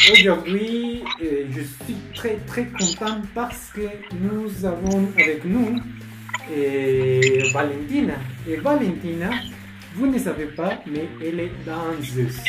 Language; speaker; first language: French; non-native, learner; Spanish